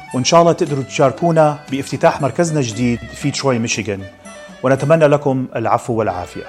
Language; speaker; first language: Arabic; native; Arabic